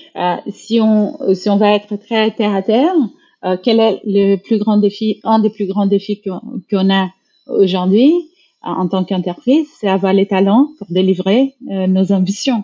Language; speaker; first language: French; non-native, fluent; Portuguese